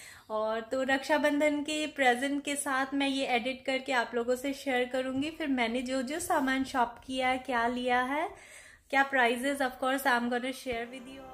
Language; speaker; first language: Hindi; native; Hindi